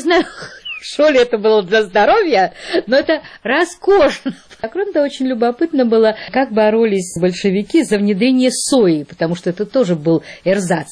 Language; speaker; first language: Russian; native; Russian